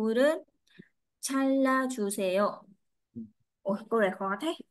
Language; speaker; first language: Korean; non-native, learner; Vietnamese